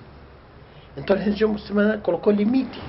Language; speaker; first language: Portuguese; non-native, learner; Arabic